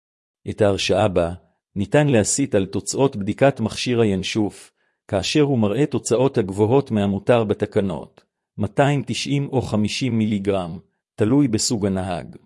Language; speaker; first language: Hebrew; native; Hebrew